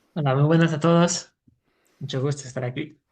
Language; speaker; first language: Spanish; non-native, learner; Polish